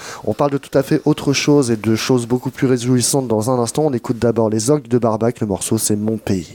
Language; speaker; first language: French; native; French